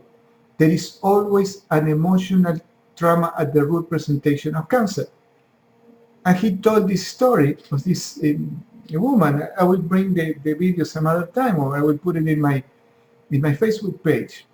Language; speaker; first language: English; non-native, fluent; Spanish